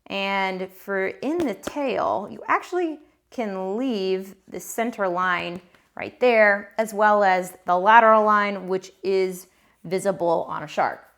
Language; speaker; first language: English; native; English